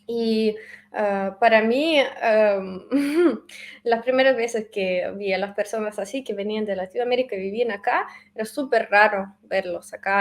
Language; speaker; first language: Spanish; non-native, fluent; Russian